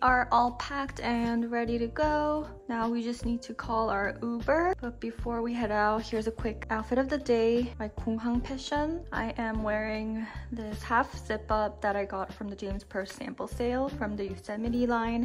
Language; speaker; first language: English; early bilingual, other home language; Korean